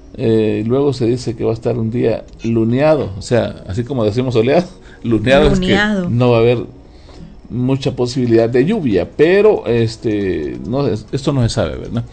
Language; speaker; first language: Spanish; native; Spanish